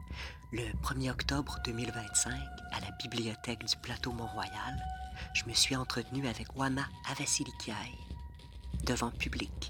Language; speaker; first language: French; native; French